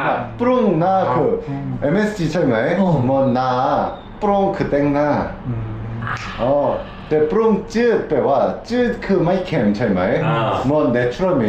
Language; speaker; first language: Thai; non-native, learner; Korean